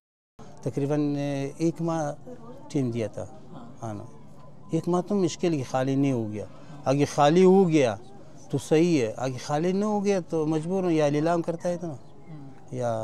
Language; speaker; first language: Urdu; non-native, learner; Pashto